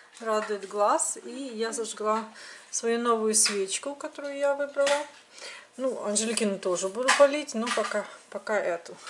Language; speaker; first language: Russian; native; Russian